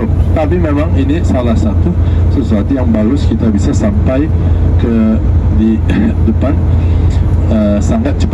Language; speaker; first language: Indonesian; non-native, learner; Turkish